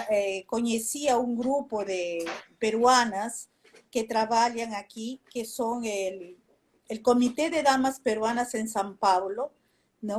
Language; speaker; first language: Spanish; non-native, fluent; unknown